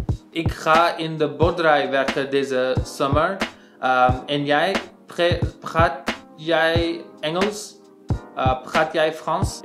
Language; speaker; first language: Dutch; non-native, learner; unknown